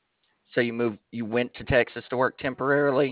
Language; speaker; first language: English; native; English